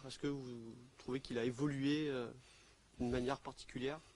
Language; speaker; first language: French; native; French